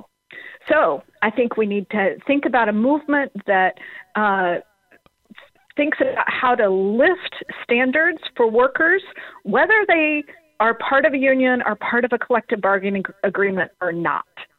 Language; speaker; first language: English; native; English